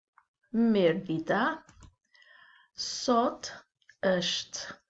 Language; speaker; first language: Albanian; non-native, learner; English